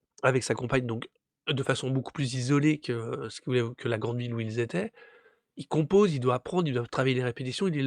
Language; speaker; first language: French; native; French